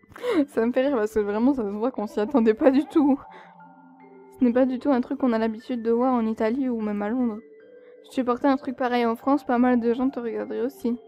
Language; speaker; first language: French; native; French